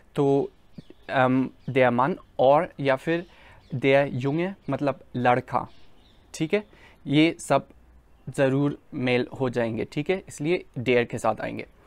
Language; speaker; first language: Hindi; non-native, fluent; German